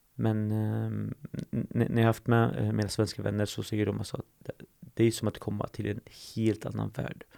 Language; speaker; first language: Swedish; early bilingual, other home language; Assyrian Neo-Aramaic